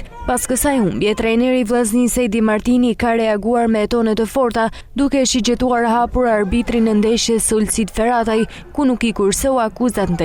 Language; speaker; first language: Albanian; native; Albanian